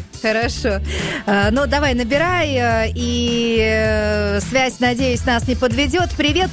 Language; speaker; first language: Russian; native; Russian